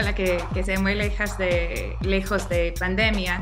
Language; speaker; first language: Spanish; non-native, fluent; English